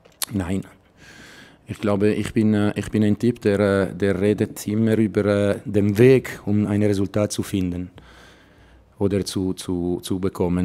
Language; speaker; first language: German; non-native, local second language; Italian